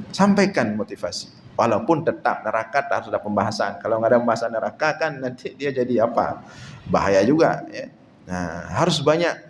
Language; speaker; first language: Malay; non-native, local second language; Achinese